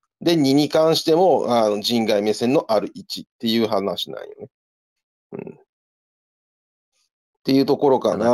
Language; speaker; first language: Japanese; native; Japanese